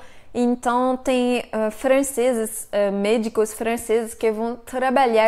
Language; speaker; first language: Portuguese; non-native, fluent; French